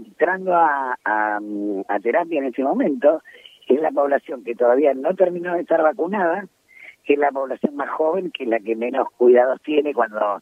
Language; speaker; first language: Spanish; native; Spanish